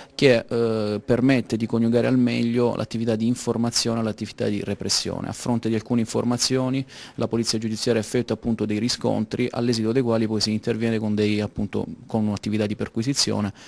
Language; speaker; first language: Italian; native; Italian